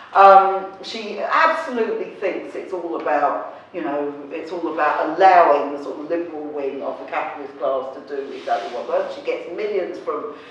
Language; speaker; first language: English; native; English